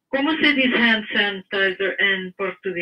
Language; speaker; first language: Portuguese; non-native, fluent; English